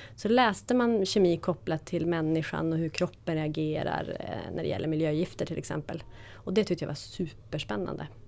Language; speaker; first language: Swedish; native; Swedish